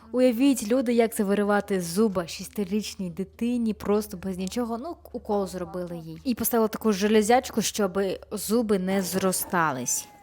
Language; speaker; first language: Ukrainian; non-native, local second language; Russian